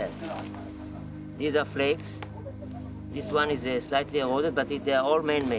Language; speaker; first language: English; non-native, fluent; Hebrew